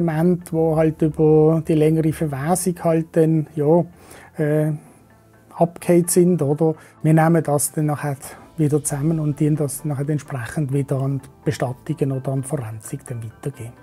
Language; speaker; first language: German; native; German